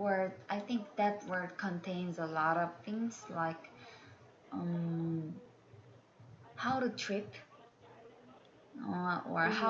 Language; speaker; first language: English; non-native, learner; Korean